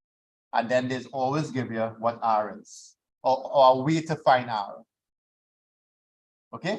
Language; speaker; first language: English; native; English